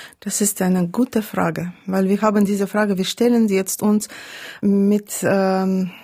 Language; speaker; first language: German; non-native, fluent; Russian